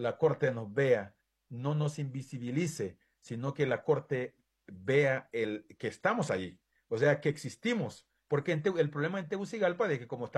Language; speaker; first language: Spanish; native; Spanish